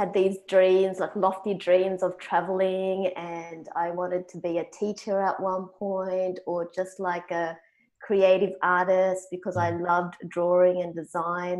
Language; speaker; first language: English; native; English